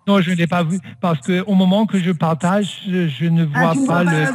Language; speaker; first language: French; non-native, fluent; German